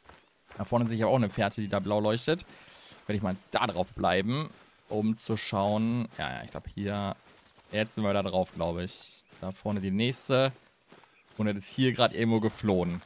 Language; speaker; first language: German; native; German